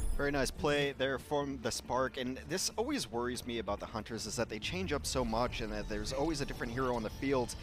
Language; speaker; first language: English; native; English